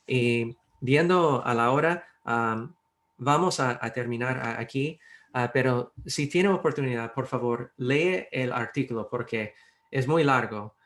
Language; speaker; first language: Spanish; non-native, fluent; English